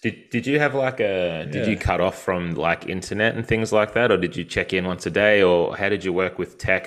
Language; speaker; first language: English; native; English